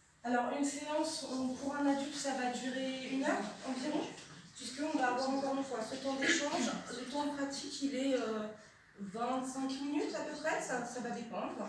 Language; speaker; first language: French; native; French